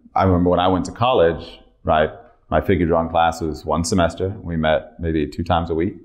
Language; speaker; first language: English; native; English